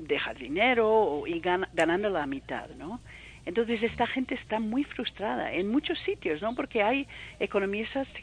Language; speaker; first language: Spanish; non-native, fluent; English